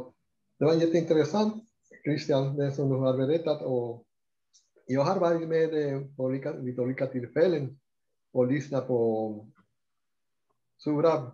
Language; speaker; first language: Swedish; non-native, fluent; Spanish